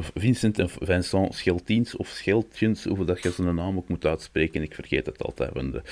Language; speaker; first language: Dutch; native; Dutch